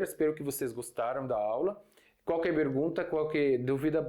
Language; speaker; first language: Portuguese; non-native, fluent; Arabic